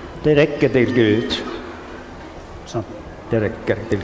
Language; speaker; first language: Swedish; non-native, local second language; Finnish